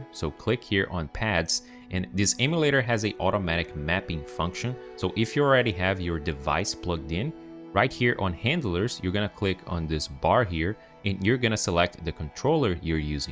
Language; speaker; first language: English; non-native, fluent; Portuguese